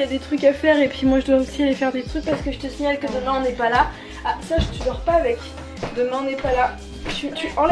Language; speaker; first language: French; native; French